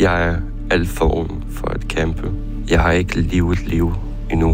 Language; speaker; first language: Danish; non-native, fluent; Ukrainian